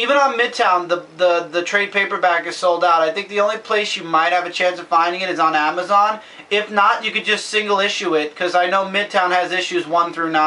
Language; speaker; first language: English; native; English